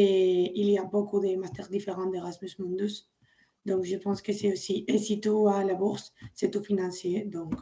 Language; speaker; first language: French; non-native, learner; Spanish